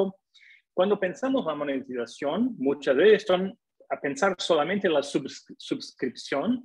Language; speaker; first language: Spanish; non-native, fluent; Portuguese